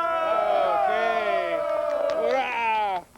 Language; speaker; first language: Russian; non-native, fluent; English